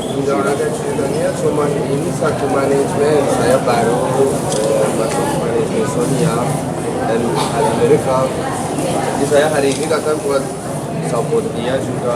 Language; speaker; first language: Indonesian; non-native, learner; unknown